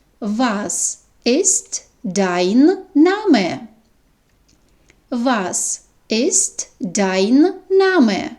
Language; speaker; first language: German; non-native, fluent; Ukrainian